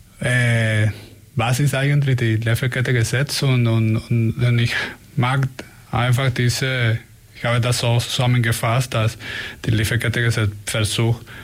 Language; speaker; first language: German; non-native, learner; Spanish